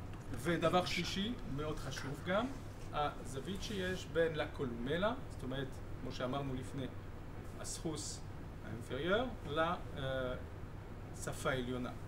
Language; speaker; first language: Hebrew; non-native, fluent; French